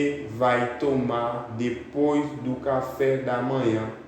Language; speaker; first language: Portuguese; non-native, fluent; Haitian Creole